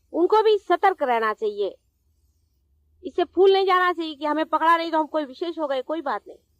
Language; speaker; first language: Hindi; non-native, local second language; Marathi